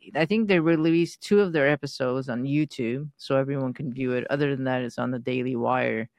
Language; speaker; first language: English; non-native, fluent; Persian